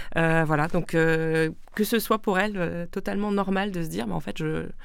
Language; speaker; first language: French; non-native, local second language; Swiss German